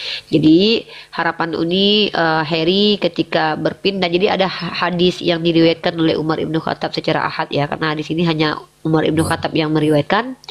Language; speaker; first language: Indonesian; native; Indonesian